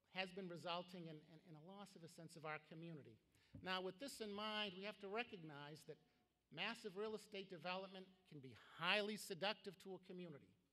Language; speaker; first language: English; native; English